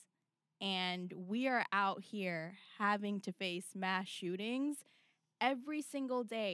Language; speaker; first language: English; non-native, local second language; Urdu